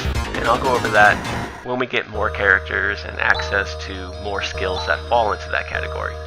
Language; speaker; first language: English; native; English